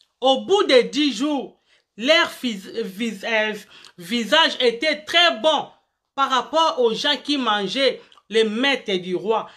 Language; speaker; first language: French; non-native, local second language; Lingala